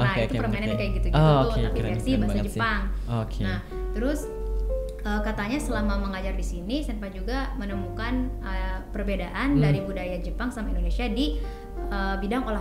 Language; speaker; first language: Indonesian; native; Indonesian